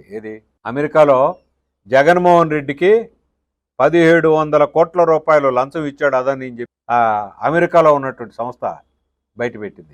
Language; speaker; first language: Telugu; native; Telugu